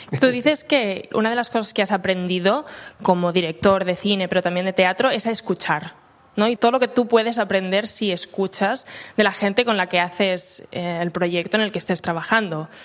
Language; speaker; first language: Spanish; non-native, local second language; Catalan